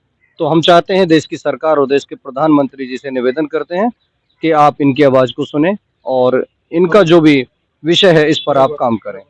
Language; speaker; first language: Hindi; native; Hindi